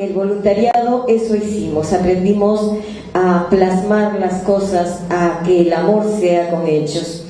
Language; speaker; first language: Spanish; native; Spanish